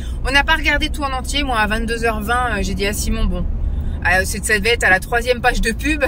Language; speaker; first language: French; native; French